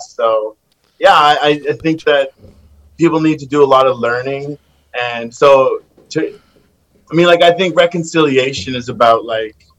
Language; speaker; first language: English; native; English